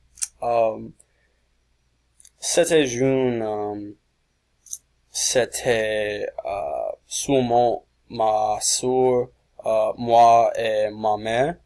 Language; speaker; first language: French; non-native, learner; English